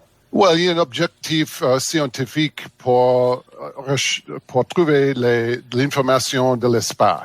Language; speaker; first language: French; non-native, learner; English